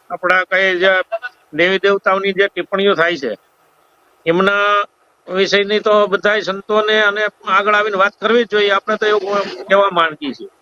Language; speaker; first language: Gujarati; native; Gujarati